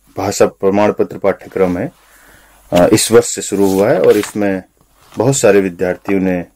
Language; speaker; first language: Hindi; non-native, local second language; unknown